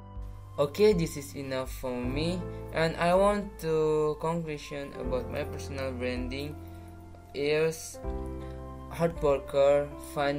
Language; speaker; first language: English; non-native, learner; Indonesian